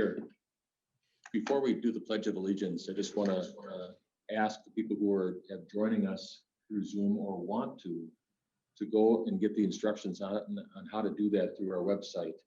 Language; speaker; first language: English; native; English